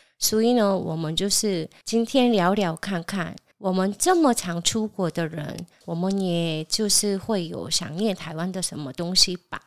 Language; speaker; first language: Chinese; non-native, fluent; Korean